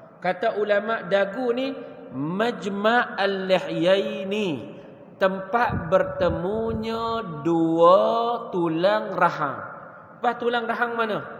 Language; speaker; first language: Malay; native; Malay